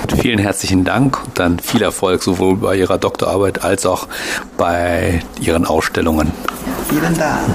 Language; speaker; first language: German; native; German